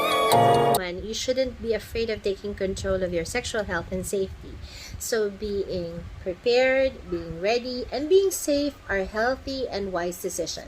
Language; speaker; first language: English; non-native, local second language; Filipino